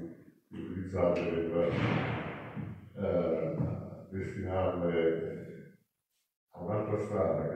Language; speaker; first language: Italian; native; Italian